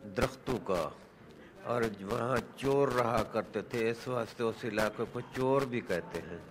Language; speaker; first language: Urdu; non-native, local second language; Saraiki